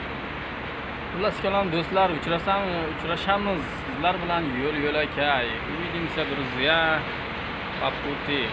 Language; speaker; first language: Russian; non-native, learner; Uzbek